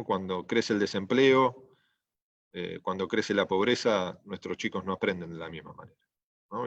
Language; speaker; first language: Spanish; native; Spanish